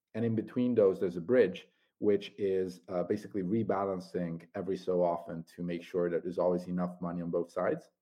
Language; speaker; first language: English; non-native, fluent; Italian